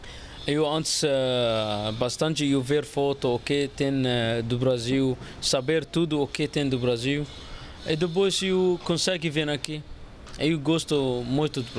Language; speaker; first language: Portuguese; non-native, learner; Arabic